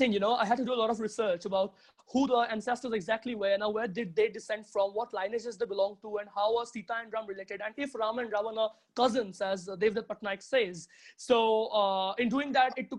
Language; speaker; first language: English; non-native, local second language; Bangla